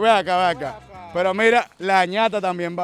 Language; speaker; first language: Spanish; native; Spanish